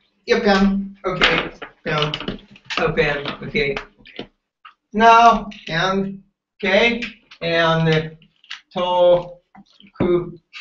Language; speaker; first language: English; non-native, learner; Japanese